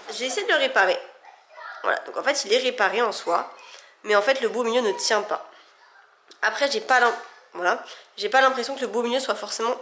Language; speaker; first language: French; native; French